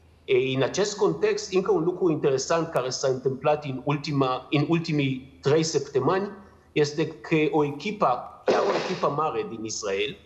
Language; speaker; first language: Romanian; non-native, learner; Hebrew